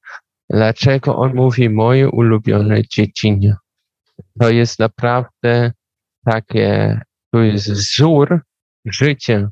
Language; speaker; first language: Polish; non-native, learner; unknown